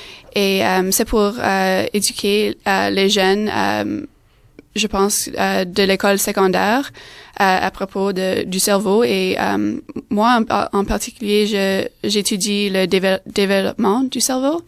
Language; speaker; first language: French; non-native, fluent; English